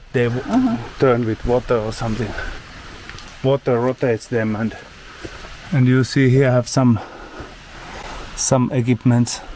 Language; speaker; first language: English; non-native, learner; Finnish